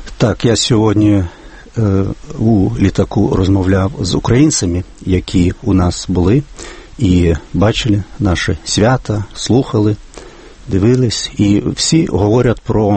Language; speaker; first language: Ukrainian; non-native, fluent; Lithuanian